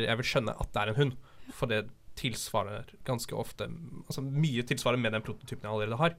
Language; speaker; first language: Norwegian; native; Norwegian